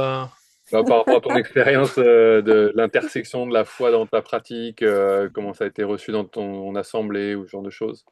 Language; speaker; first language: French; native; French